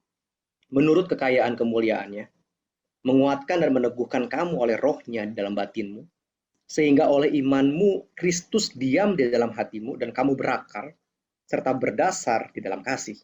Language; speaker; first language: Indonesian; native; Indonesian